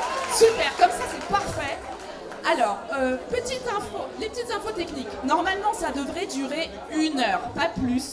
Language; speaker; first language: French; native; French